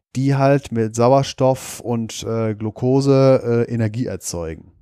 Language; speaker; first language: German; native; German